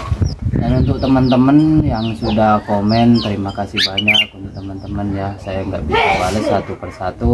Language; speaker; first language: Indonesian; non-native, local second language; Madurese